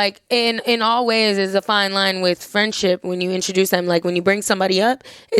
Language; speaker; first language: English; native; English